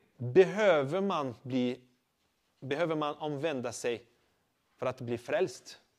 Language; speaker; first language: Swedish; non-native, fluent; Portuguese